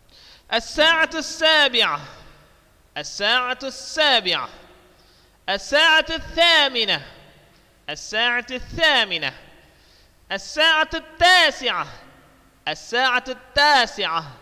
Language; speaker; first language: Arabic; non-native, fluent; Indonesian